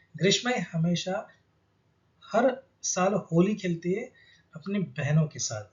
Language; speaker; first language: Hindi; non-native, local second language; Marathi